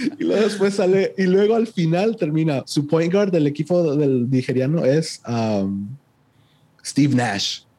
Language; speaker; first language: Spanish; early bilingual, heritage; Spanish